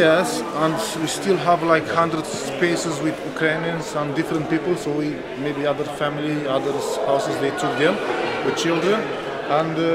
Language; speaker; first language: English; non-native, learner; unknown